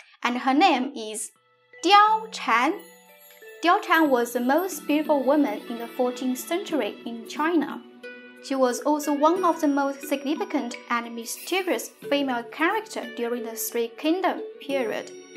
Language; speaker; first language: English; non-native, fluent; Chinese